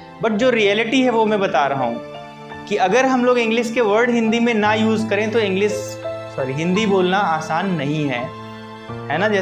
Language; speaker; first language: Hindi; native; Hindi